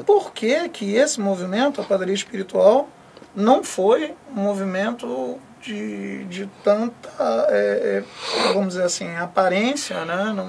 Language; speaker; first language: Portuguese; native; Portuguese